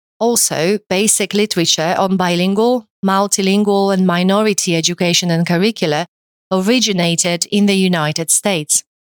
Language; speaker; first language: English; non-native, fluent; Polish